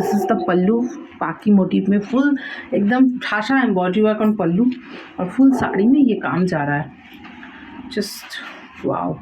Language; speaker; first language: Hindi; non-native, local second language; Bangla